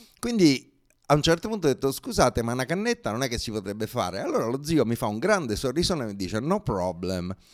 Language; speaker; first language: Italian; native; Italian